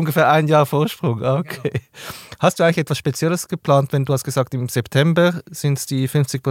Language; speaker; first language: German; native; German